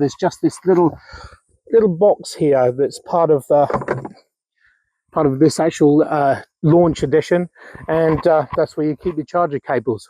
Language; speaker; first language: English; native; English